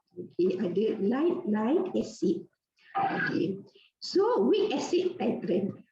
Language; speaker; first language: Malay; native; Malay